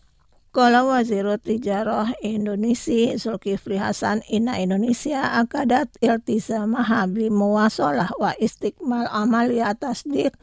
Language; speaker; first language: Arabic; non-native, fluent; Indonesian